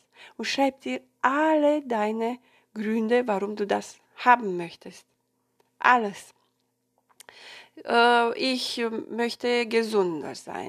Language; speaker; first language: German; non-native, fluent; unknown